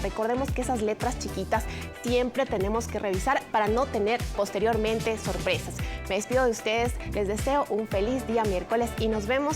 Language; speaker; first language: Spanish; native; Spanish